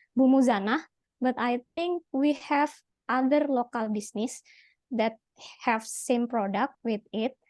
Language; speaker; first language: English; non-native, learner; Indonesian